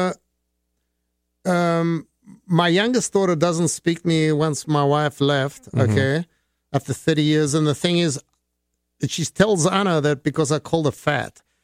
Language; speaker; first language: English; native; English